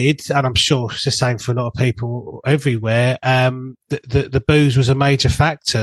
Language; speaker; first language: English; native; English